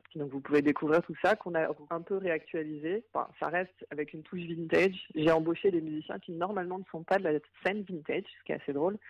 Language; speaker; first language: French; native; French